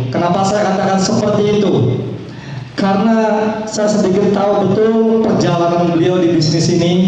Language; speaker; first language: Indonesian; native; Indonesian